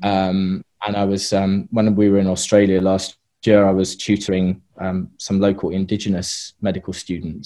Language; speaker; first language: English; native; English